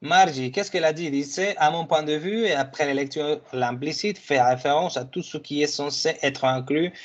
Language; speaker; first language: French; non-native, fluent; Spanish